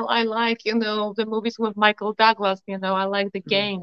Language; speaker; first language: English; non-native, fluent; Polish